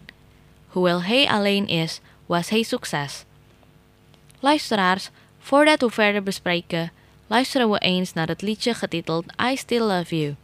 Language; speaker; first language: Dutch; non-native, learner; Indonesian